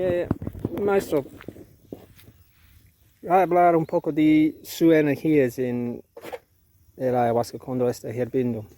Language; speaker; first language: Spanish; non-native, learner; English